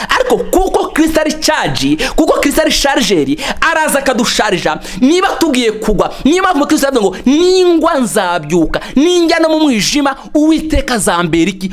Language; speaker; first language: Kinyarwanda; native; Kinyarwanda